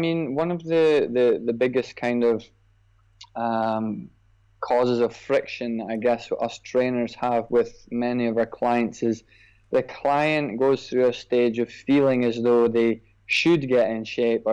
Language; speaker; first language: English; native; English